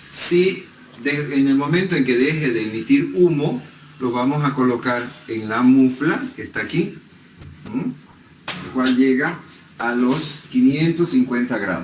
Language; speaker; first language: Spanish; native; Spanish